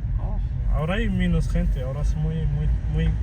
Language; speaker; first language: Spanish; non-native, fluent; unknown